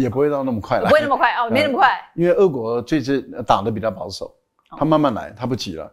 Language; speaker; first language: Chinese; native; Chinese